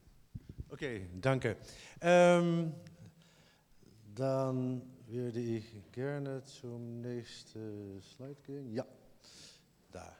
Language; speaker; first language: German; non-native, learner; Dutch